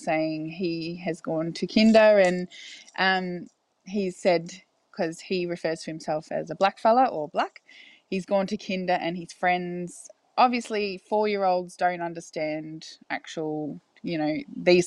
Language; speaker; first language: English; native; English